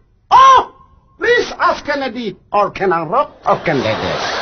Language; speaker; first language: English; non-native, learner; Indonesian